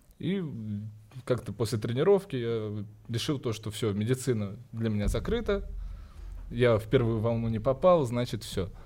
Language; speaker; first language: Russian; native; Russian